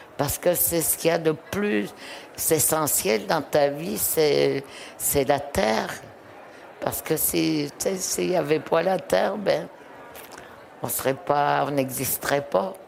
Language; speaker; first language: French; non-native, local second language; Innu-aimun